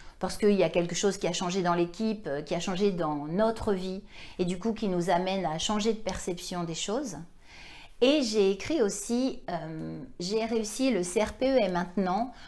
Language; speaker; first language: French; native; French